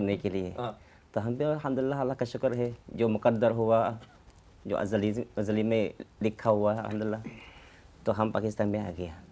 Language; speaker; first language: Hindi; non-native, fluent; Khmer